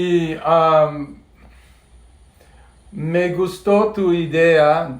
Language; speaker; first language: Spanish; non-native, fluent; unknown